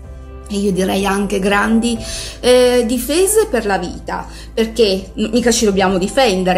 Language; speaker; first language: Italian; native; Italian